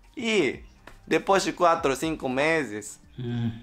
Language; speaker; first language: Portuguese; non-native, learner; Japanese